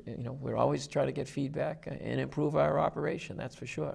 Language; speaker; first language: English; native; English